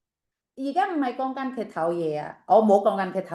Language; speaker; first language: Chinese; non-native, fluent; Indonesian